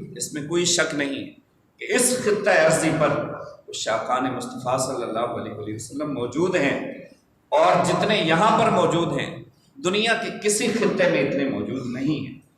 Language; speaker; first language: Urdu; non-native, local second language; Punjabi